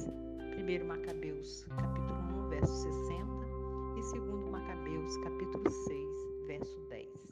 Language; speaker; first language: Portuguese; native; Portuguese